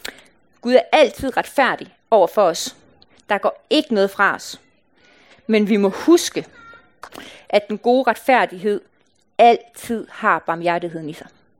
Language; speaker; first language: Danish; native; Danish